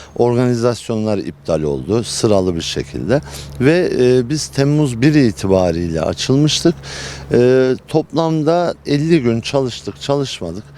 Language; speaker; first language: Turkish; native; Turkish